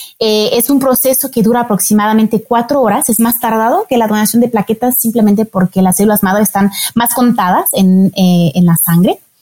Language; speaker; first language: Spanish; non-native, fluent; French